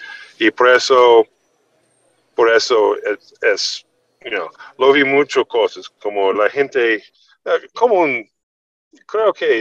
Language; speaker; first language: Spanish; non-native, learner; English